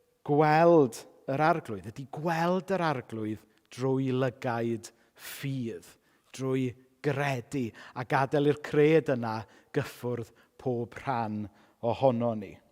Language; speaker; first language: Welsh; native; Welsh